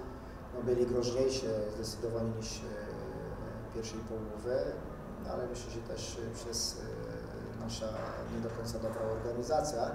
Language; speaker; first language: Polish; non-native, fluent; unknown